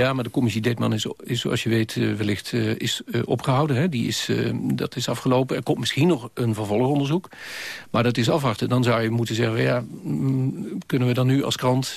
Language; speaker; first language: Dutch; native; Dutch